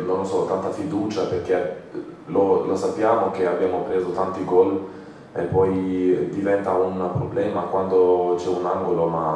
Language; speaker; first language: Italian; non-native, fluent; Croatian